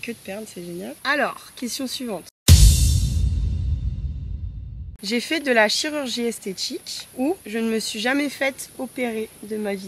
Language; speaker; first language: French; native; French